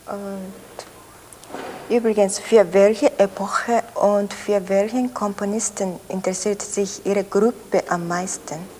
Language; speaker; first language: German; non-native, fluent; Japanese